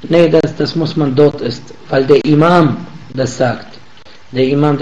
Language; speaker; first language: German; non-native, learner; Arabic